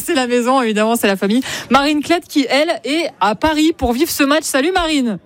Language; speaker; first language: French; native; French